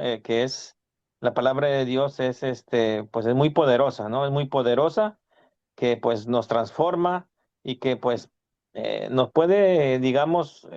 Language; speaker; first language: Spanish; native; Spanish